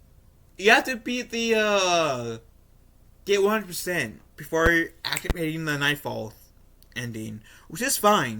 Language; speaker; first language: English; native; English